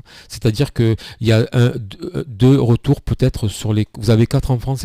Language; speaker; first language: French; native; French